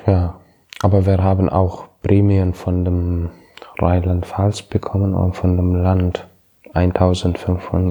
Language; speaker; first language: German; non-native, learner; Arabic